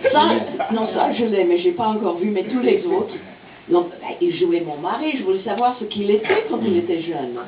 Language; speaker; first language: French; non-native, fluent; English